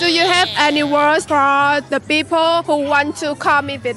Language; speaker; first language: English; non-native, learner; Vietnamese